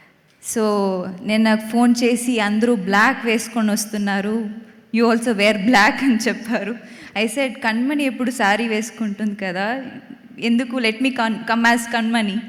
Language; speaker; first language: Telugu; non-native, fluent; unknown